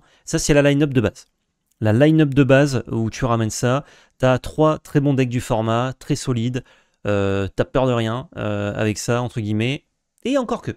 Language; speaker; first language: French; native; French